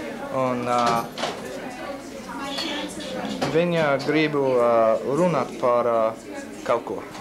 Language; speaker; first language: Latvian; non-native, learner; English